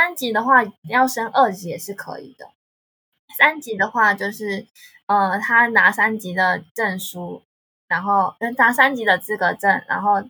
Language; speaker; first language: Chinese; native; Chinese